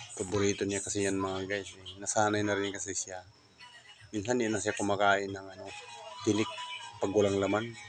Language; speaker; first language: Filipino; non-native, local second language; Cebuano